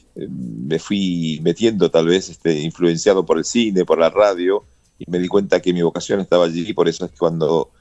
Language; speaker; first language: Spanish; native; Spanish